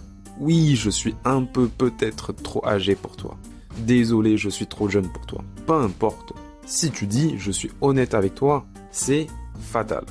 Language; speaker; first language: French; native; French